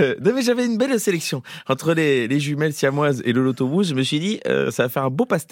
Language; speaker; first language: French; native; French